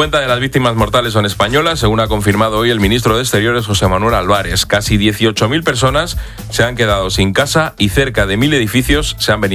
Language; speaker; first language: Spanish; native; Spanish